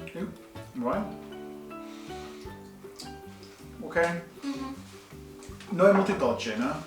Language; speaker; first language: Italian; non-native, learner; English